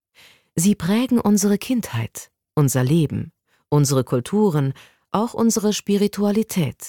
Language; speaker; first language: German; native; German